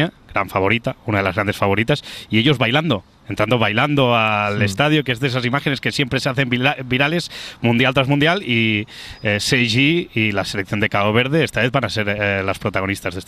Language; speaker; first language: Spanish; native; Spanish